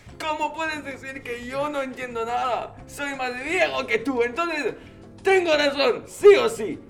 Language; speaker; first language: Spanish; non-native, learner; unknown